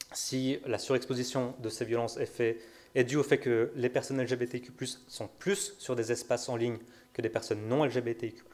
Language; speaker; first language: French; native; French